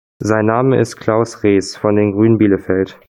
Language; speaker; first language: German; native; German